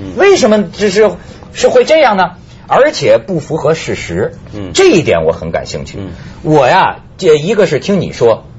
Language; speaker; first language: Chinese; native; Chinese